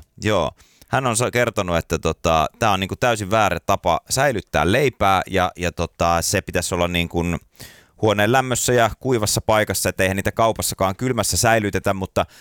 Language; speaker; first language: Finnish; native; Finnish